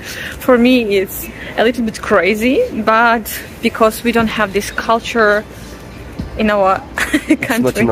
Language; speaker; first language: English; non-native, fluent; Russian